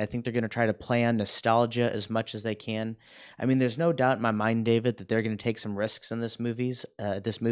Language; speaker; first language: English; native; English